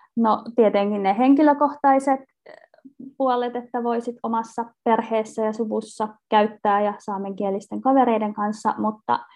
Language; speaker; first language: Finnish; native; Finnish